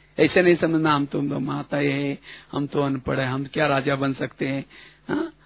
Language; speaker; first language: Hindi; non-native, local second language; Marathi